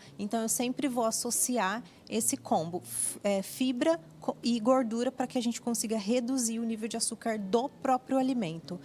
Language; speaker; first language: Portuguese; native; Portuguese